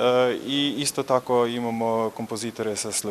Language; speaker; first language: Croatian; non-native, learner; Slovenian